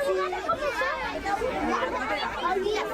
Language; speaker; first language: Spanish; non-native, learner; Arabic